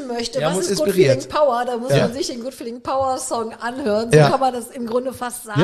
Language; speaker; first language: German; native; German